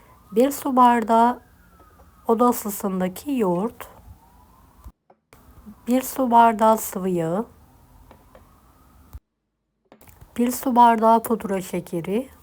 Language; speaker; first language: Turkish; native; Turkish